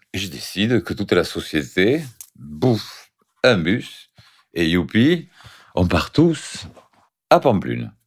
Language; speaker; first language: French; native; French